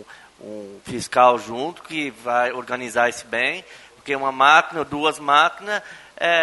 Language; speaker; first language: Portuguese; native; Portuguese